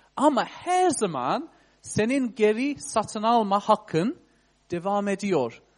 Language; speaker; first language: Turkish; non-native, fluent; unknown